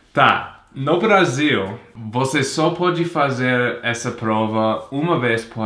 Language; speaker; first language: Portuguese; non-native, fluent; English